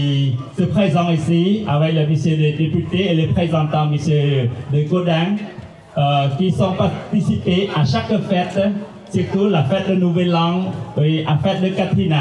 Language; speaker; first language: French; non-native, fluent; Khmer